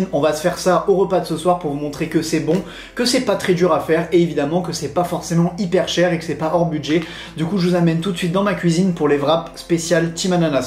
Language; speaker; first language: French; native; French